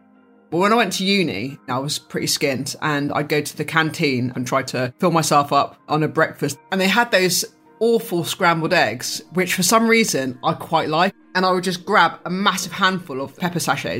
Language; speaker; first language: English; native; English